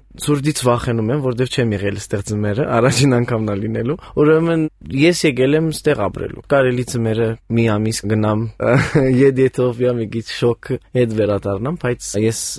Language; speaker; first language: Armenian; early bilingual, heritage; Armenian